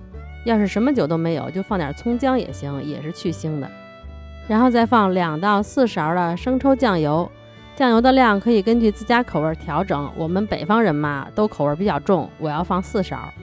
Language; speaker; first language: Chinese; native; Chinese